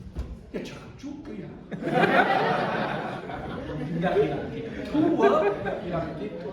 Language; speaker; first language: Indonesian; non-native, fluent; English